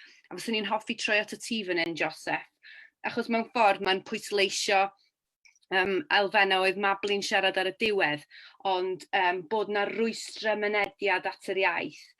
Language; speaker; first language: Welsh; native; Welsh